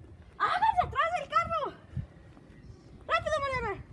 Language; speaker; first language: Spanish; native; Spanish